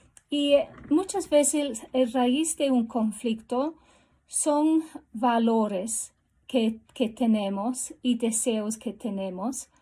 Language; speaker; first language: Spanish; non-native, fluent; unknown